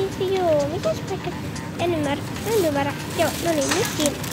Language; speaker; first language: Finnish; early bilingual, heritage; Finnish